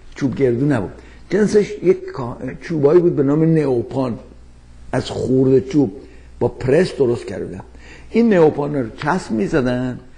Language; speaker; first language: Persian; native; Persian